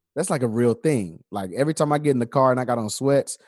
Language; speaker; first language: English; native; English